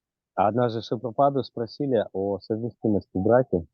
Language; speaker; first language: Russian; native; Russian